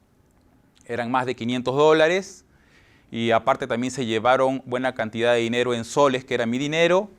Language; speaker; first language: Spanish; native; Spanish